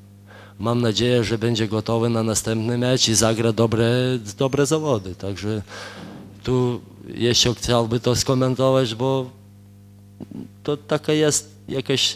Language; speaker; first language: Polish; non-native, fluent; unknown